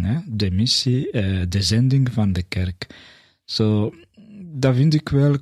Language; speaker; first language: Dutch; non-native, fluent; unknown